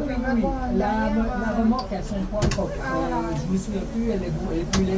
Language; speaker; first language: French; native; French